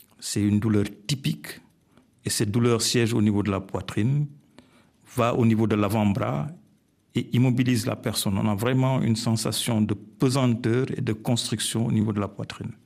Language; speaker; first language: French; non-native, local second language; Wolof